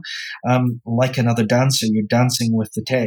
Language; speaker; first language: English; native; English